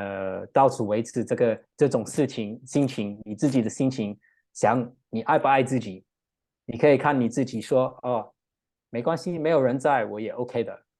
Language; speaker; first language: Chinese; non-native, learner; English